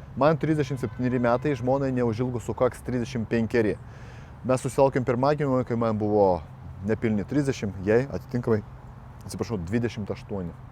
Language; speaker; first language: Lithuanian; non-native, local second language; Russian